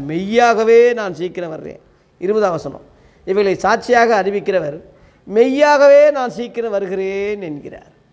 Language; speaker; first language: Tamil; non-native, local second language; Telugu